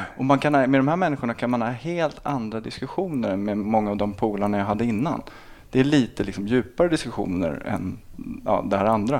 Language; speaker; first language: Swedish; native; Swedish